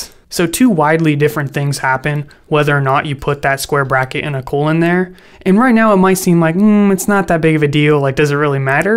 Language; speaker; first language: English; native; English